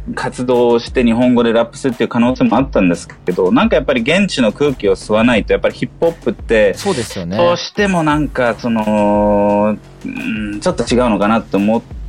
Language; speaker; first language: Japanese; early bilingual, heritage; German